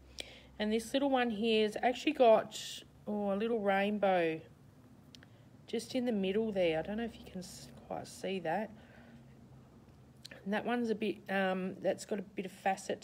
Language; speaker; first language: English; native; English